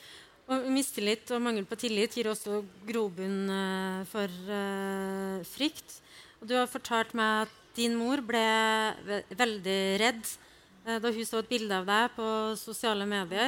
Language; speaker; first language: Norwegian; native; Norwegian